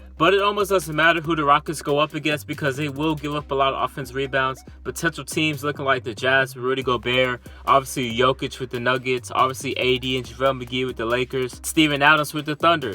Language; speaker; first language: English; native; English